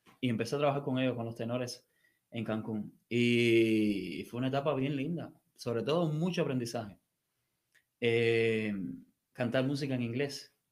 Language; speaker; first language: Spanish; native; Spanish